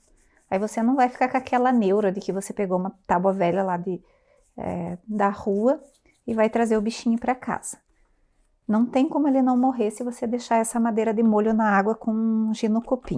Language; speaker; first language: Portuguese; native; Portuguese